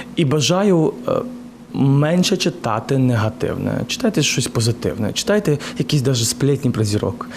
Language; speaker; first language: Ukrainian; native; Ukrainian